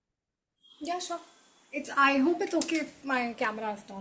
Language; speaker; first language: English; non-native, local second language; Hindi